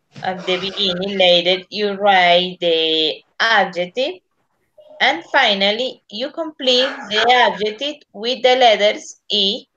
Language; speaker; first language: English; non-native, learner; Spanish